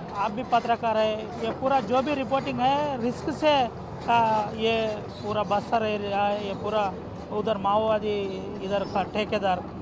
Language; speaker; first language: Hindi; non-native, local second language; Telugu